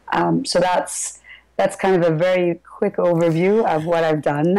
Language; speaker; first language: English; early bilingual, other home language; Arabic